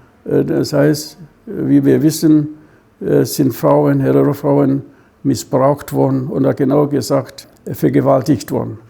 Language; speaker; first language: German; non-native, fluent; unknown